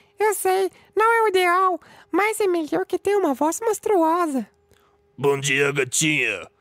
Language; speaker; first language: Portuguese; non-native, fluent; French